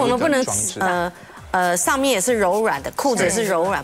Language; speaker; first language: Chinese; native; Chinese